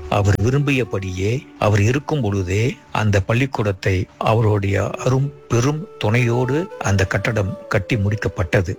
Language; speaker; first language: Tamil; native; Tamil